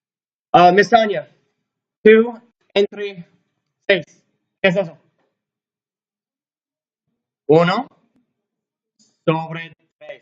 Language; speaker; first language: Spanish; non-native, learner; English